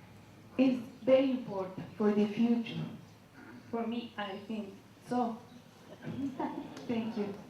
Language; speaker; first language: English; non-native, learner; Spanish